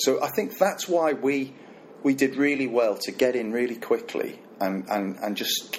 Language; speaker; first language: English; native; English